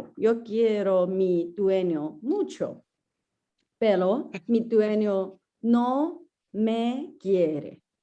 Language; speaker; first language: Spanish; non-native, learner; English